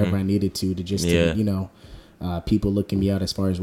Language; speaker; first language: English; native; English